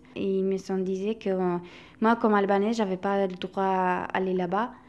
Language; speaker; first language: French; non-native, fluent; Albanian